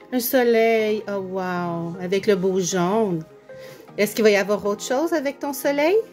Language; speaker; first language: French; native; French